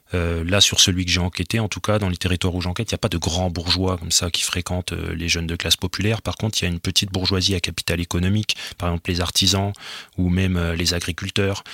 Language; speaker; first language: French; native; French